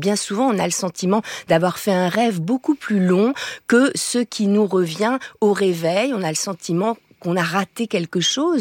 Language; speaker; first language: French; native; French